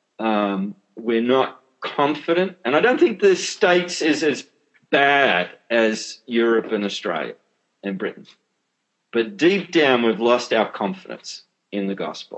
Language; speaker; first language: English; native; English